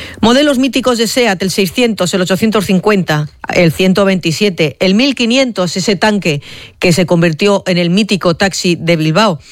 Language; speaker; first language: Spanish; native; Spanish